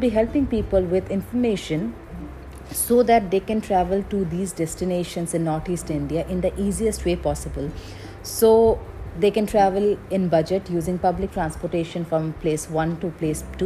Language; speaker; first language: English; non-native, local second language; Assamese